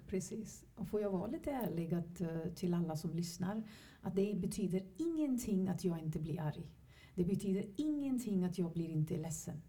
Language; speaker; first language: Swedish; non-native, fluent; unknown